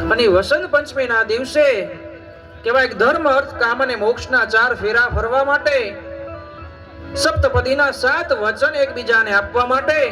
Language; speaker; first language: Gujarati; native; Gujarati